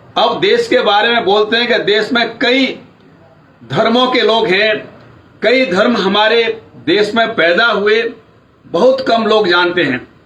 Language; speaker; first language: Hindi; native; Hindi